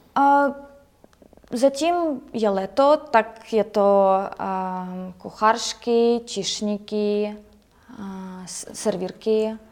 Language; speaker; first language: Czech; non-native, learner; Ukrainian